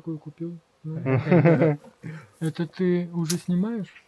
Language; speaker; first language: Russian; early bilingual, other home language; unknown